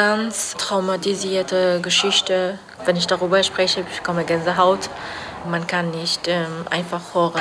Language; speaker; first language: German; non-native, learner; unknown